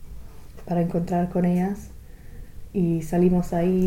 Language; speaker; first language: Spanish; non-native, fluent; English